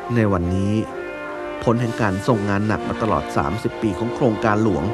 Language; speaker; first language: Thai; native; Thai